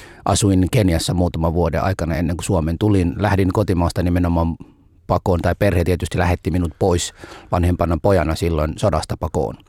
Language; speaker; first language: Finnish; non-native, fluent; Somali